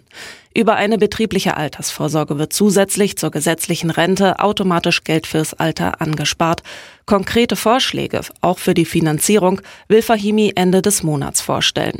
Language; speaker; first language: German; native; German